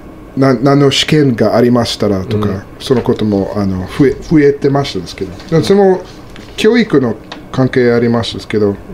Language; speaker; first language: Japanese; non-native, learner; English